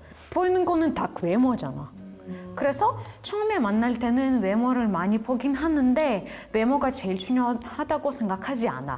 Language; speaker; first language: Korean; non-native, fluent; Russian